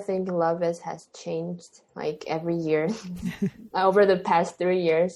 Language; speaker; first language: English; non-native, fluent; Chinese